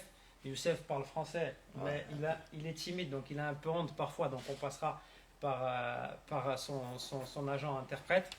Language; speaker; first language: French; native; French